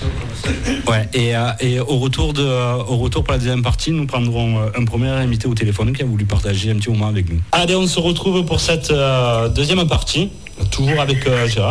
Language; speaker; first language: French; native; French